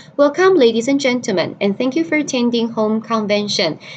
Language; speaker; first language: English; non-native, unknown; Chinese